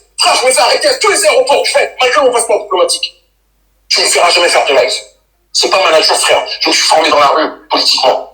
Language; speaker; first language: French; native; French